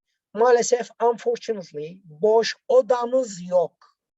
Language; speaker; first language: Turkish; non-native, learner; Arabic